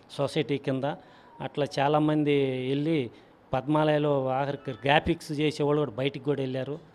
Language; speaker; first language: Telugu; native; Telugu